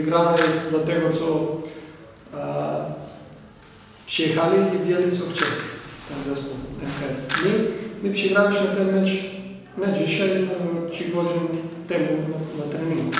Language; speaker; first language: Polish; non-native, learner; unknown